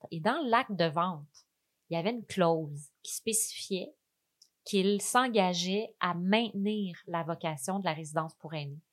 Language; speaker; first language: French; native; French